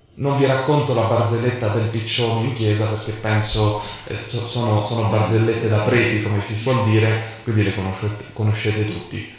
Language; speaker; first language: Italian; non-native, fluent; Arabic